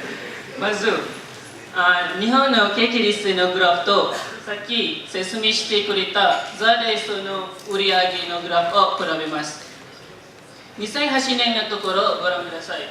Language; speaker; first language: Japanese; non-native, learner; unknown